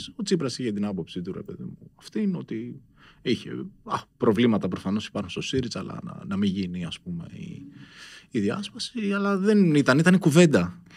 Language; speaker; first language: Greek; native; Greek